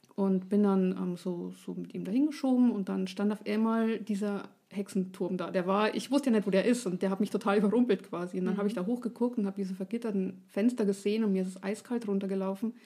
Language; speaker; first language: German; native; German